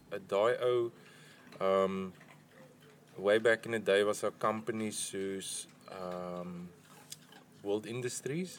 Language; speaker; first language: English; non-native, local second language; Afrikaans